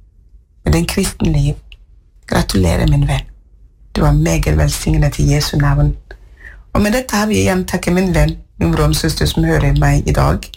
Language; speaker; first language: Swedish; non-native, learner; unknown